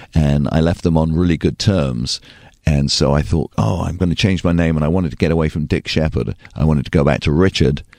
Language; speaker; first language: English; native; English